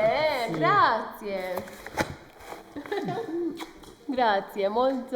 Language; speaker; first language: Italian; non-native, learner; English